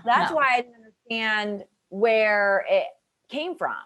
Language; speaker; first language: English; native; English